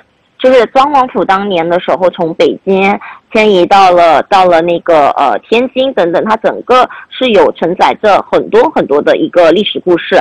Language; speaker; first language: Chinese; early bilingual, heritage; Chinese